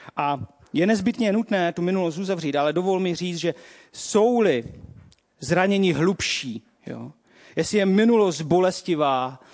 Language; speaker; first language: Czech; native; Czech